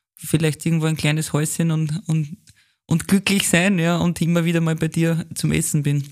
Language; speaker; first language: German; native; German